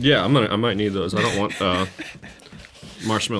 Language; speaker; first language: English; native; English